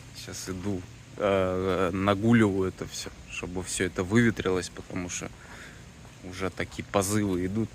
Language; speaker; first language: Russian; native; Russian